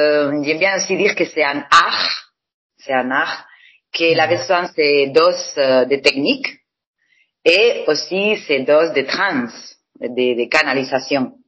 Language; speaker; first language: French; non-native, fluent; Spanish